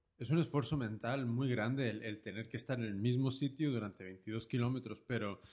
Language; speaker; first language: Spanish; native; Spanish